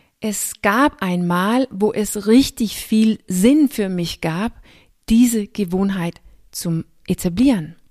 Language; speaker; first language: German; non-native, fluent; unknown